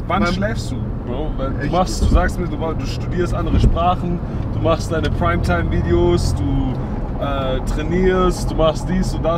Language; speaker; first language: German; native; German